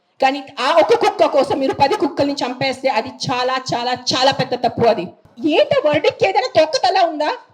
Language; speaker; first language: Telugu; non-native, fluent; Marathi